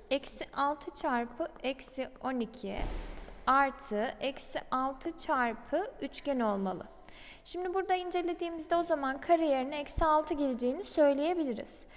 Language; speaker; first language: Turkish; native; Turkish